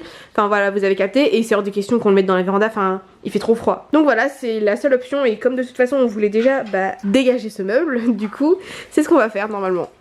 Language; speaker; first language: French; native; French